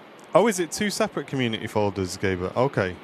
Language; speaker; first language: English; native; English